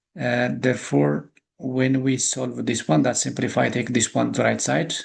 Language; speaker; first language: English; non-native, local second language; Amharic